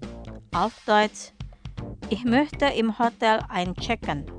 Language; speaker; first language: German; non-native, fluent; Indonesian